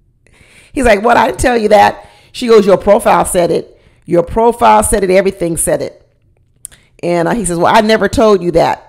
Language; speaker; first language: English; native; English